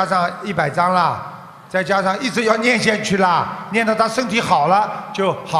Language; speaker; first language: Chinese; non-native, local second language; Wu Chinese